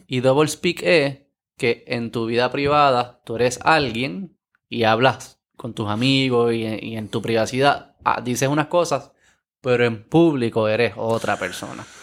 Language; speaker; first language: Spanish; native; Spanish